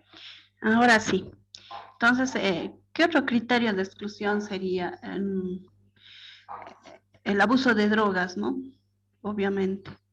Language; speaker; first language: Spanish; native; Spanish